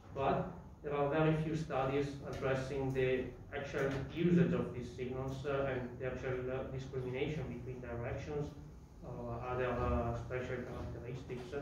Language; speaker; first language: English; non-native, fluent; Italian